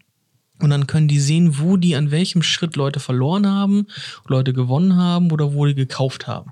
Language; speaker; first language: German; native; German